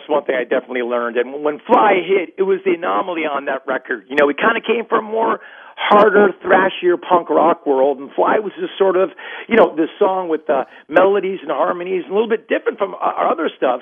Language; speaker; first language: English; native; English